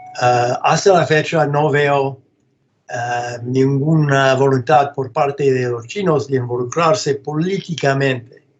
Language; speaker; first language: Spanish; non-native, fluent; English